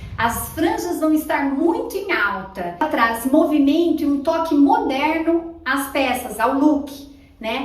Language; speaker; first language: Portuguese; native; Portuguese